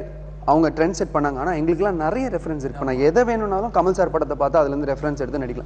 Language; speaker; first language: Tamil; native; Tamil